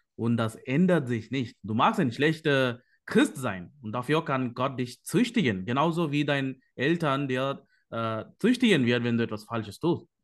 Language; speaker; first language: German; non-native, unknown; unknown